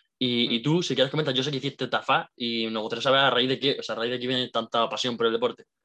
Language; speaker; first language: Spanish; native; Spanish